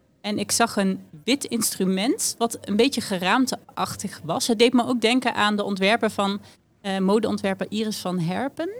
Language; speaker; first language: Dutch; native; Dutch